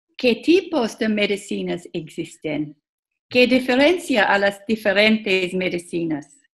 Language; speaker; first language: Spanish; non-native, learner; English